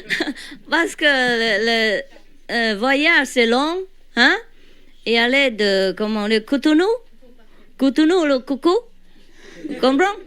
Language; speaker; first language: French; non-native, learner; Vietnamese